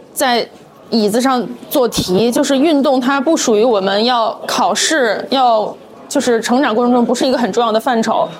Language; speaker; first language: Chinese; native; Chinese